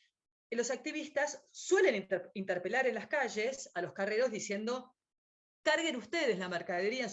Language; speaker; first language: Spanish; native; Spanish